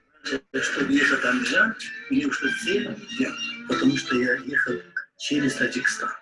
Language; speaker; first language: Russian; non-native, learner; Uzbek